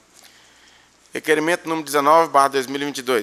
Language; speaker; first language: Portuguese; native; Portuguese